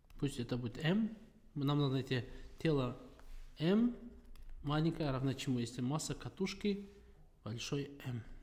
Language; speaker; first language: Russian; non-native, local second language; Kazakh